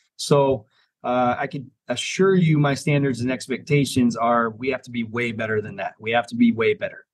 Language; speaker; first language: English; native; English